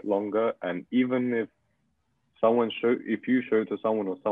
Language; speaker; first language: English; non-native, fluent; Russian